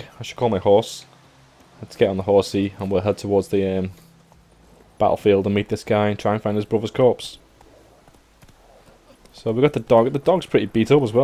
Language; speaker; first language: English; native; English